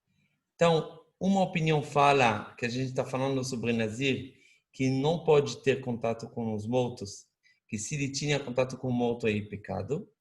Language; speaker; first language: Portuguese; non-native, fluent; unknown